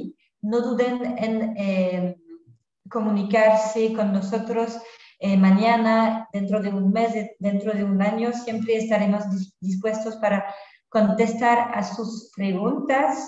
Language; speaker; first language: Spanish; non-native, fluent; French